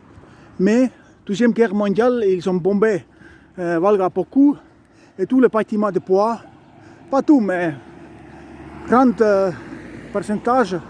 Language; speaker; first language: French; non-native, learner; Estonian